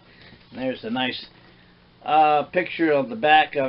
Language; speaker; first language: English; native; English